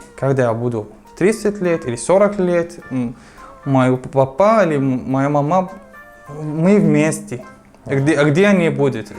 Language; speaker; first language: Russian; non-native, learner; Arabic